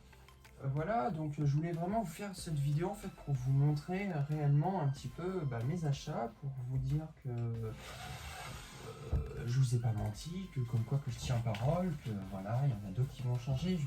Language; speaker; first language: French; native; French